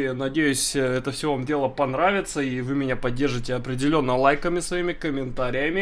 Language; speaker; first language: Russian; native; Russian